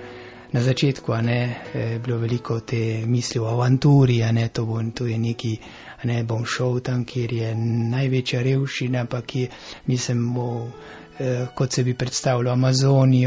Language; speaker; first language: Slovenian; early bilingual, heritage; Slovenian